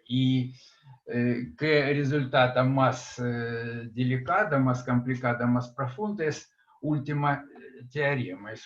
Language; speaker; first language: Spanish; non-native, fluent; Russian